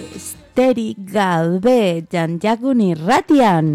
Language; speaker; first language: Basque; non-native, learner; Spanish